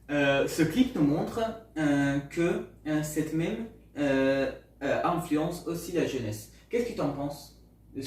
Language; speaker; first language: French; non-native, learner; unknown